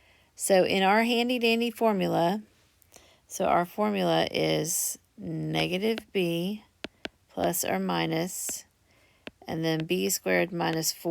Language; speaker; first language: English; native; English